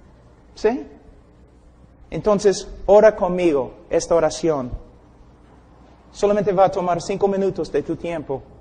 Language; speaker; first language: Spanish; non-native, fluent; English